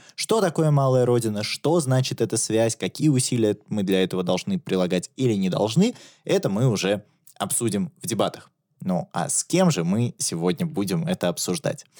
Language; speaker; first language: Russian; native; Russian